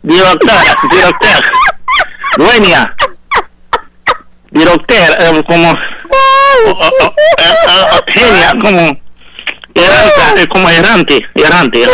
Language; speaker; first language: Spanish; non-native, learner; Haitian Creole